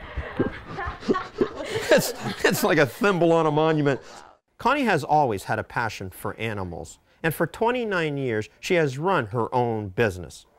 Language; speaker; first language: English; native; English